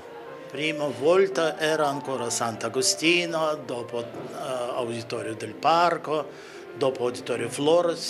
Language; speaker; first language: Italian; non-native, learner; Russian